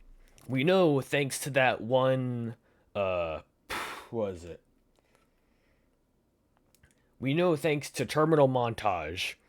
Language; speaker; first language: English; native; English